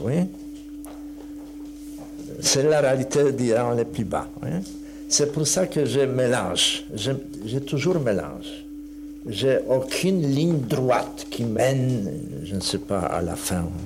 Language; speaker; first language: French; non-native, fluent; Polish